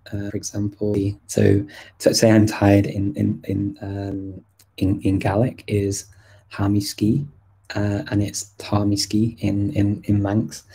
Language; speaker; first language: English; native; English